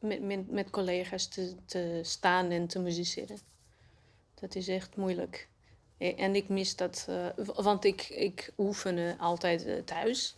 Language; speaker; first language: Dutch; non-native, learner; Portuguese